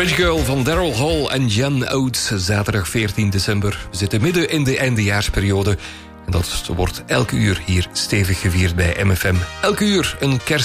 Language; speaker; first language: Dutch; native; Dutch